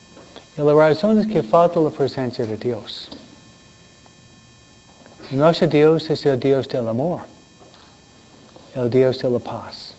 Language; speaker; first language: Spanish; non-native, fluent; English